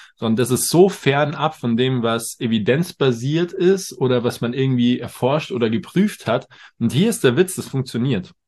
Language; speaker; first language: German; native; German